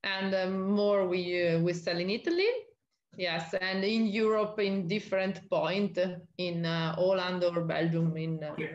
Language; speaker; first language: English; non-native, learner; Italian